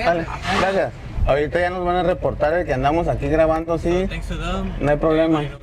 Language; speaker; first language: Spanish; native; Spanish